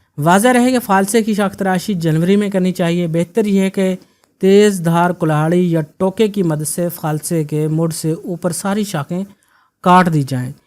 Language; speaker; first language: Urdu; non-native, local second language; Punjabi